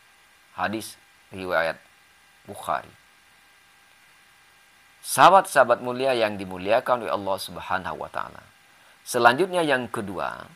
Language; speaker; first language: Indonesian; native; Indonesian